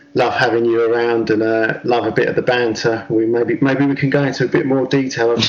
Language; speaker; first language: English; native; English